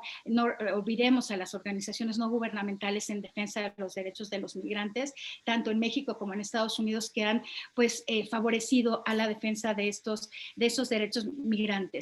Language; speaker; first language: Spanish; native; Spanish